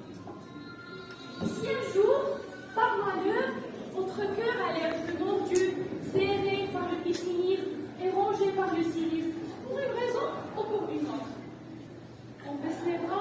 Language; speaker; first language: French; non-native, local second language; Arabic